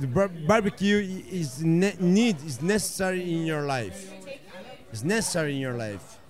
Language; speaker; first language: English; non-native, fluent; Portuguese